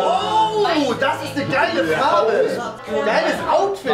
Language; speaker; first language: German; native; German